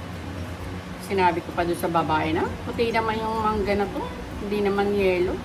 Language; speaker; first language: Filipino; native; Filipino